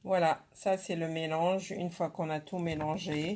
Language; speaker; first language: French; non-native, local second language; Arabic